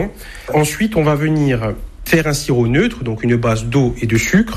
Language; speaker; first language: French; native; French